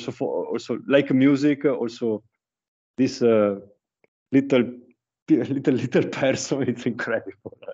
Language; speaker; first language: English; non-native, learner; Italian